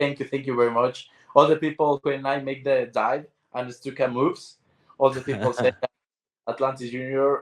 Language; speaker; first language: English; non-native, learner; Spanish